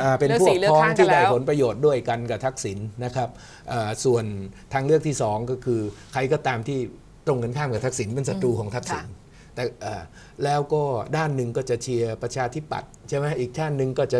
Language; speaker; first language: Thai; native; Thai